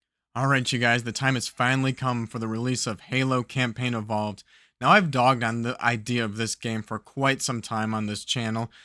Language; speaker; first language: English; native; English